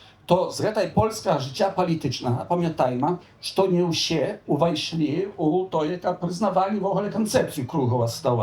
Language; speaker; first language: Polish; non-native, local second language; Belarusian